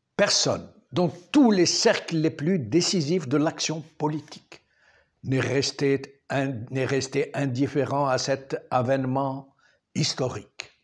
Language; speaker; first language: French; non-native, local second language; Arabic